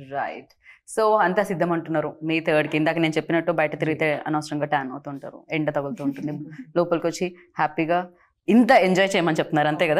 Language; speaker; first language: Telugu; native; Telugu